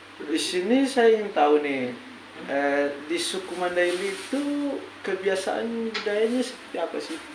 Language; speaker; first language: Indonesian; native; Indonesian